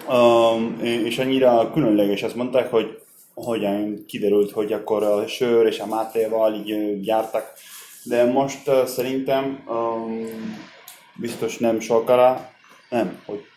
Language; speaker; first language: Hungarian; non-native, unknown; Spanish